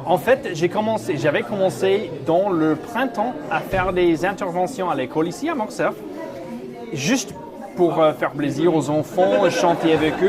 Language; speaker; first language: French; non-native, fluent; English